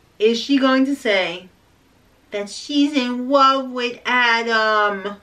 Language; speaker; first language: English; native; English